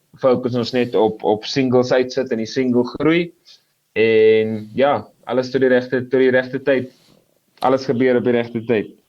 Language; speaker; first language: Afrikaans; native; Afrikaans